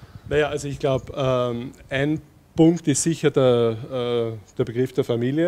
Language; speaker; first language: German; native; German